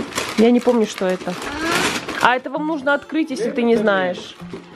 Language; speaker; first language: Russian; native; Russian